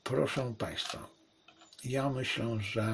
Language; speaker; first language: Polish; native; Polish